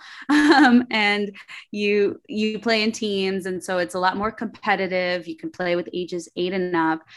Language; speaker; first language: English; early bilingual, other home language; Spanish